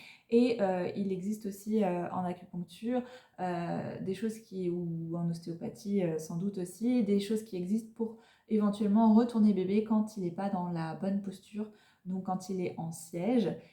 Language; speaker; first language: French; native; French